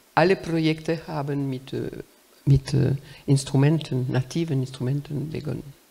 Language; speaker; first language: German; non-native, learner; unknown